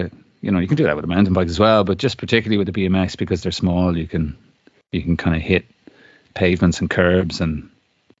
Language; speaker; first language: English; native; English